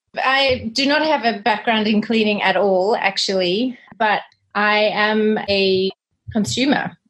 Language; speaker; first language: English; native; English